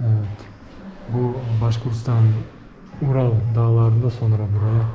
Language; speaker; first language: Turkish; non-native, learner; Bashkir